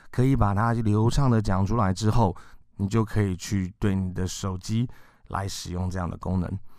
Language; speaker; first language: Chinese; native; Chinese